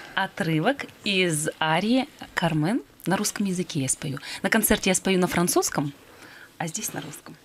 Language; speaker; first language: Russian; native; Russian